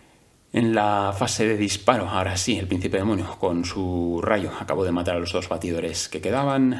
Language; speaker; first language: Spanish; native; Spanish